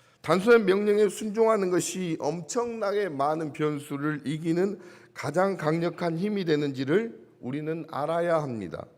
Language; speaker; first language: Korean; native; Korean